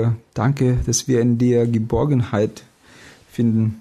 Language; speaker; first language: German; non-native, fluent; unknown